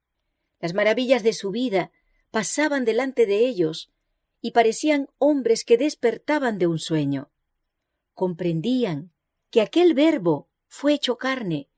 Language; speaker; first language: Spanish; native; Spanish